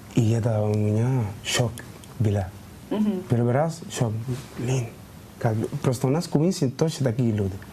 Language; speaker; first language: Russian; non-native, learner; Spanish